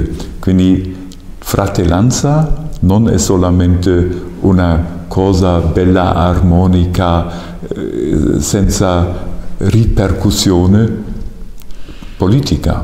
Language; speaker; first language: Italian; non-native, fluent; German